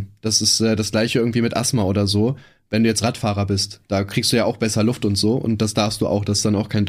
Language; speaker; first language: German; native; German